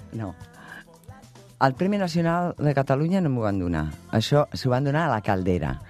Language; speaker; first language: Catalan; non-native, local second language; Spanish